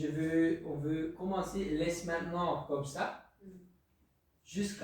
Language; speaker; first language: French; non-native, local second language; Dutch